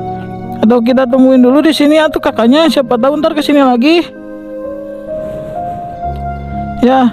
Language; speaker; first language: Indonesian; native; Indonesian